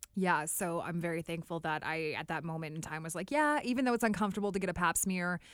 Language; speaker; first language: English; native; English